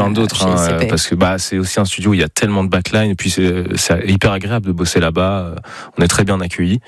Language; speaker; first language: French; native; French